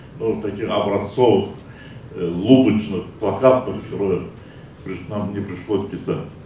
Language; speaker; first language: Russian; non-native, local second language; Azerbaijani